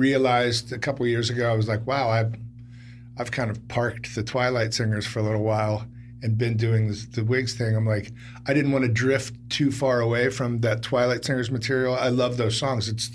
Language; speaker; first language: English; native; English